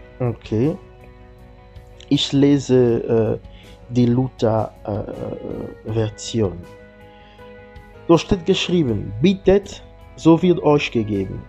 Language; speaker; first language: German; non-native, learner; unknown